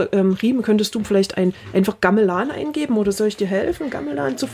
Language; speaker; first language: German; native; German